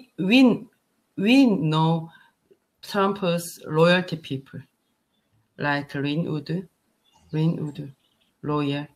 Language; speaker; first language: English; non-native, learner; Korean